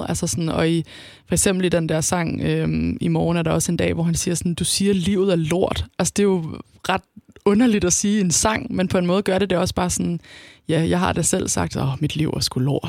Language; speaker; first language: Danish; native; Danish